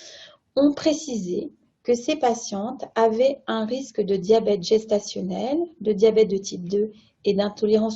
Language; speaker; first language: French; native; French